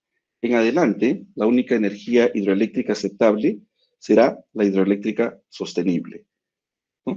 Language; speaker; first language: Spanish; native; Spanish